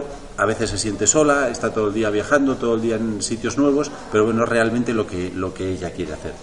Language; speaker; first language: Spanish; native; Spanish